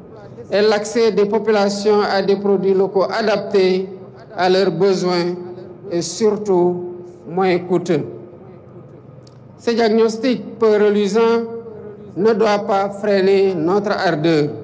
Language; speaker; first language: French; non-native, local second language; Wolof